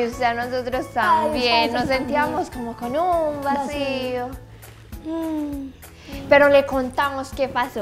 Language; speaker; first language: Spanish; native; Spanish